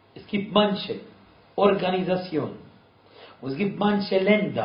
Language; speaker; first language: German; non-native, fluent; Arabic